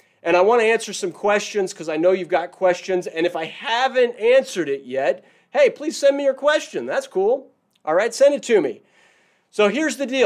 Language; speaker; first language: English; native; English